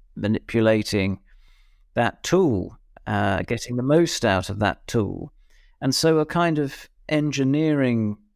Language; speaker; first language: English; native; English